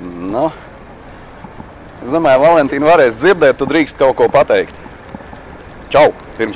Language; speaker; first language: Latvian; native; Latvian